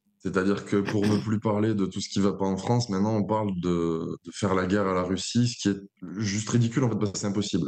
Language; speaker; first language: French; native; French